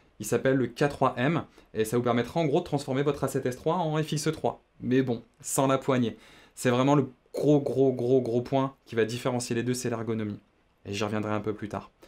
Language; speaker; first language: French; native; French